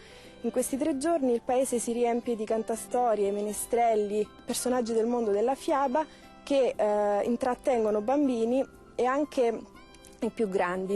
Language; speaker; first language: Italian; native; Italian